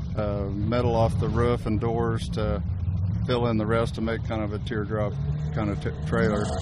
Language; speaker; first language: English; native; English